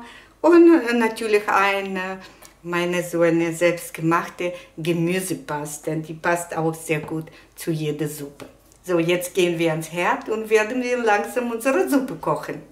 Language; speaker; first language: German; non-native, fluent; Russian